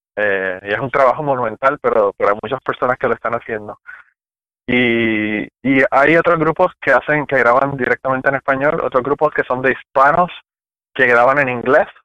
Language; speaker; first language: Spanish; native; Spanish